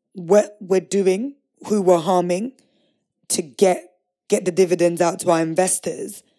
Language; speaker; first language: English; native; English